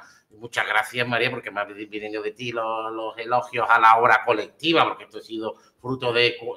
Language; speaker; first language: Spanish; native; Spanish